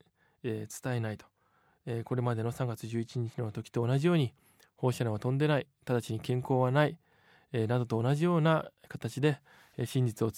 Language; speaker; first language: Japanese; native; Japanese